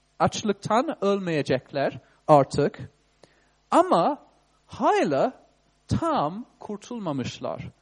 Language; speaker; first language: Turkish; non-native, fluent; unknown